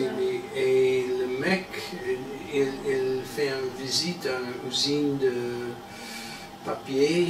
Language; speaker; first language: French; non-native, learner; English